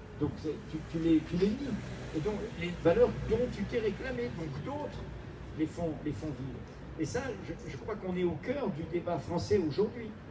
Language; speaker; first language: French; native; French